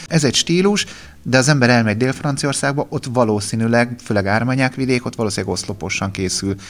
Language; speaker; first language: Hungarian; native; Hungarian